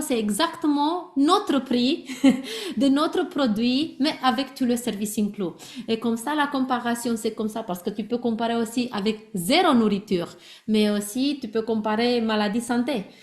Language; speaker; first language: French; non-native, learner; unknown